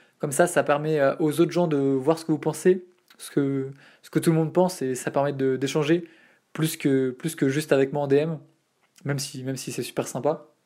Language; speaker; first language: French; native; French